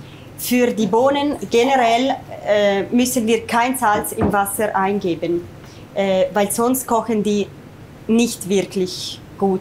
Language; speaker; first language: German; non-native, fluent; Italian